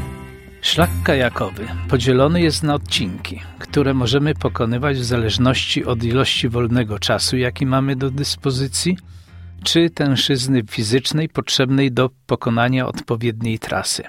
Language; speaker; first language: Polish; native; Polish